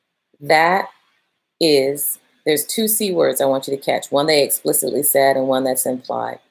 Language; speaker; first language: English; native; English